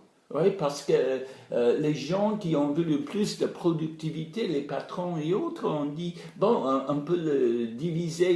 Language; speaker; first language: French; non-native, fluent; English